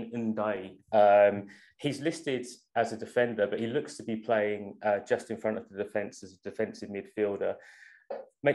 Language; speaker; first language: English; native; English